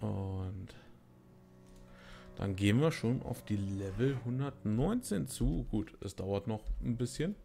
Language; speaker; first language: German; native; German